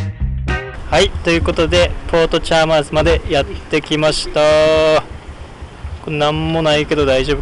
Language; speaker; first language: Japanese; native; Japanese